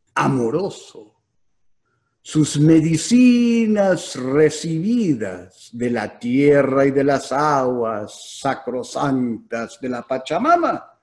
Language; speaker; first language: Spanish; native; Spanish